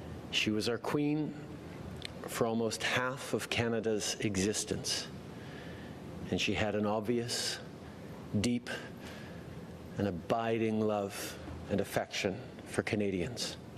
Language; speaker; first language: English; native; English